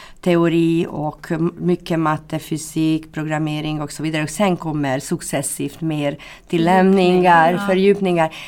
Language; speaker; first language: Swedish; non-native, fluent; Hungarian